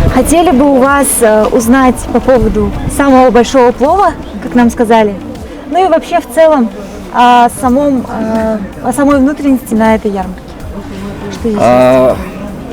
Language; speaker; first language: Russian; native; Russian